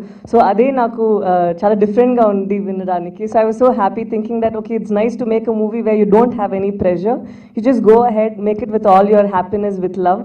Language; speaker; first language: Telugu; non-native, local second language; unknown